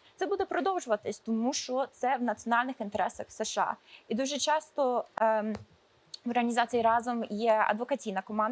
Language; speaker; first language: Ukrainian; early bilingual, heritage; Ukrainian